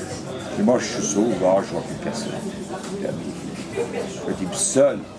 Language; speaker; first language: French; native; French